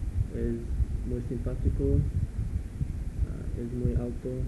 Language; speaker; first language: Spanish; non-native, learner; English